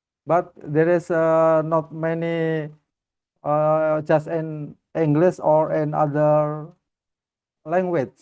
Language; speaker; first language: English; non-native, learner; Indonesian